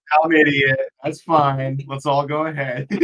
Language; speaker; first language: English; native; English